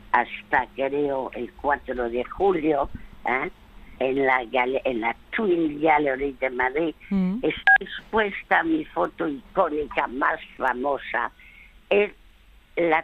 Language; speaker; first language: Spanish; early bilingual, other home language; French